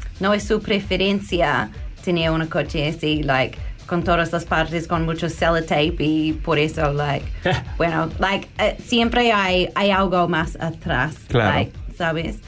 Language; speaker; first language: Spanish; non-native, learner; English